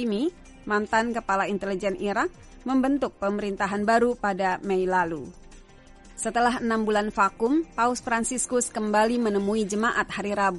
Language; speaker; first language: Indonesian; native; Indonesian